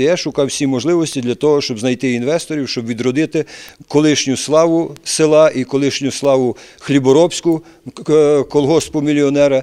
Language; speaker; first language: Ukrainian; native; Ukrainian